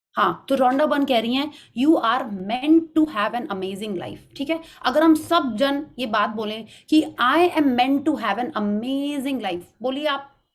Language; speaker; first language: Hindi; native; Hindi